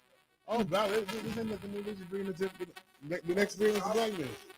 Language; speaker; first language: English; native; English